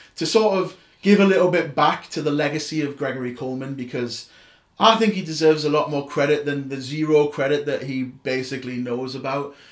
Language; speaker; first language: English; native; English